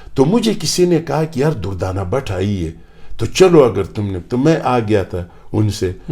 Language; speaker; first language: Urdu; non-native, local second language; Pashto